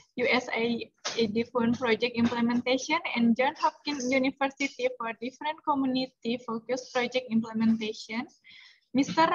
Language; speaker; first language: English; non-native, fluent; Indonesian